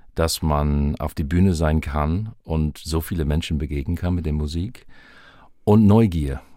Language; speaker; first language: German; non-native, fluent; English